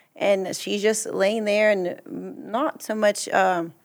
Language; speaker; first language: English; early bilingual, other home language; Portuguese